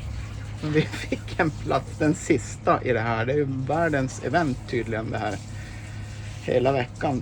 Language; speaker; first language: Swedish; native; Swedish